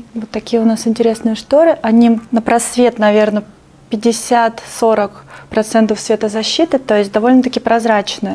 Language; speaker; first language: Russian; native; Russian